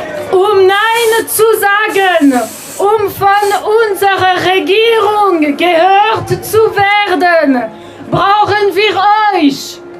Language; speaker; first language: German; non-native, local second language; French